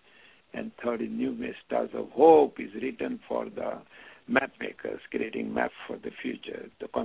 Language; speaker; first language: English; non-native, local second language; Gujarati